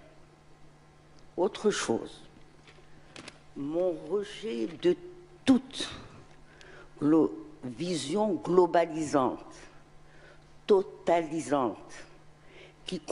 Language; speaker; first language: French; non-native, local second language; Arabic